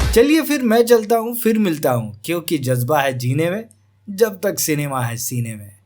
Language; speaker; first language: Hindi; non-native, local second language; Marathi